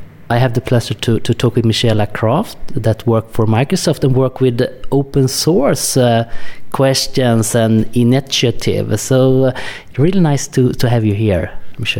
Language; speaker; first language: English; non-native, fluent; Swedish